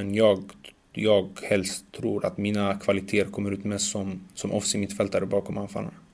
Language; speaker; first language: Swedish; early bilingual, other home language; Macedonian